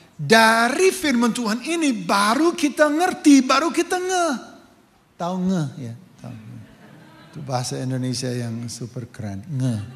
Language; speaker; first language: Indonesian; non-native, fluent; English